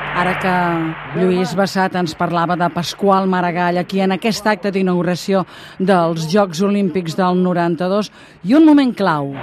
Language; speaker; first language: Catalan; native; Catalan